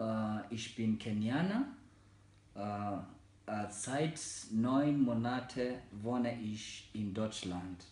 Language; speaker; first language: German; non-native, learner; Swahili